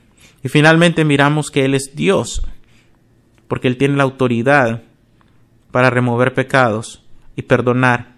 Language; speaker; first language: Spanish; non-native, fluent; English